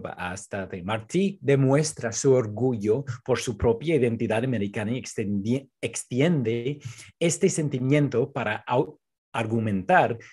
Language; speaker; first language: Spanish; non-native, fluent; English